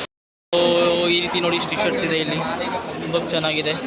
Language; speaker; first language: Kannada; early bilingual, heritage; Kannada